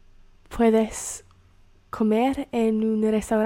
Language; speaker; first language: Spanish; non-native, learner; English